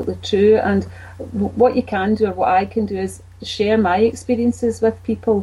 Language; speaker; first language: English; native; English